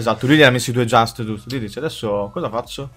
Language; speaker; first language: Italian; native; Italian